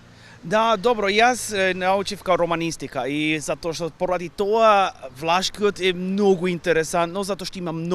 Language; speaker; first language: Macedonian; non-native, learner; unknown